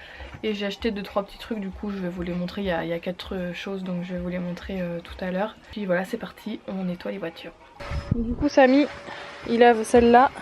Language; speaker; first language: French; native; French